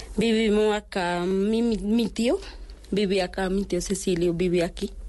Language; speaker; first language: Spanish; non-native, local second language; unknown